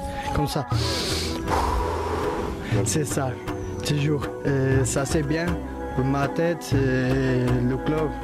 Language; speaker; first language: French; non-native, learner; Portuguese